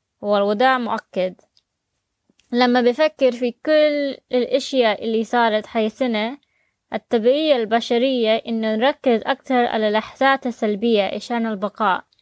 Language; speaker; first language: Arabic; native; Arabic